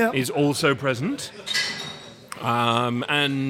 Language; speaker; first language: English; native; English